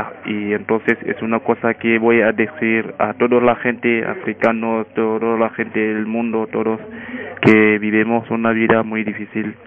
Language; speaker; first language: Spanish; non-native, learner; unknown